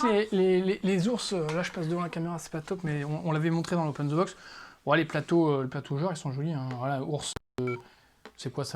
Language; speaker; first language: French; native; French